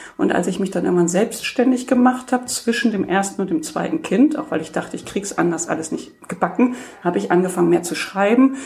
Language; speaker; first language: German; native; German